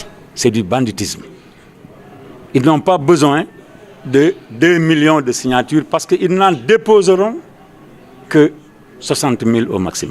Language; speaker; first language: French; non-native, local second language; Wolof